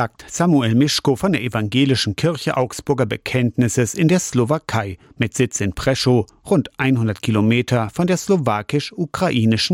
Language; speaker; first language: German; native; German